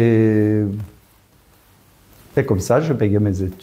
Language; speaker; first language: French; non-native, fluent; Greek